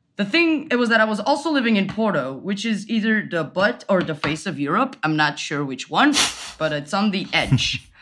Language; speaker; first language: English; non-native, fluent; Portuguese